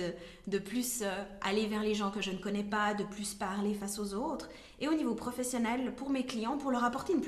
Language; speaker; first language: French; native; French